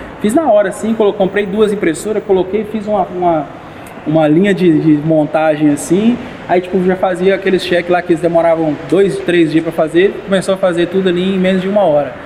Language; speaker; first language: Portuguese; native; Portuguese